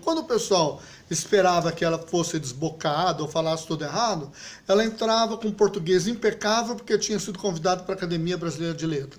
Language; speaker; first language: Portuguese; native; Portuguese